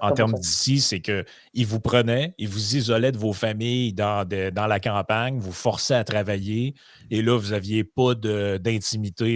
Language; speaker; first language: French; native; French